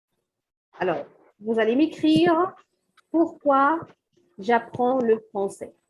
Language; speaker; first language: French; non-native, fluent; Arabic